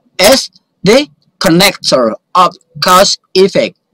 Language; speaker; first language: English; non-native, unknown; Indonesian